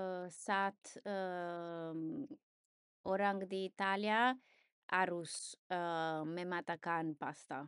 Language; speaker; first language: Indonesian; non-native, learner; Italian